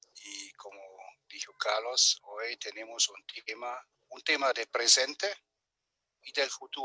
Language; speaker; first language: Spanish; non-native, fluent; German